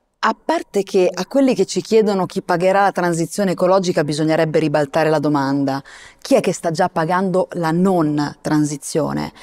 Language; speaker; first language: Italian; native; Italian